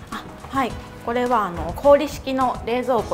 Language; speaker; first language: Japanese; native; Japanese